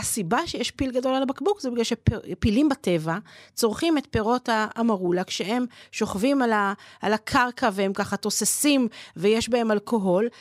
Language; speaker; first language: Hebrew; native; Hebrew